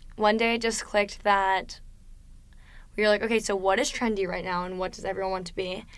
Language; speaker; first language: English; native; English